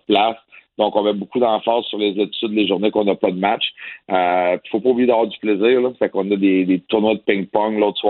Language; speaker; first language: French; native; French